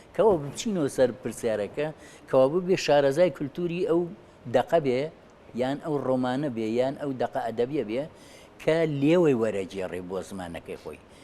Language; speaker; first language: Central Kurdish; native; Central Kurdish